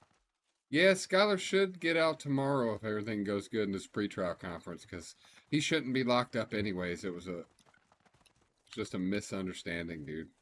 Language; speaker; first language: English; native; English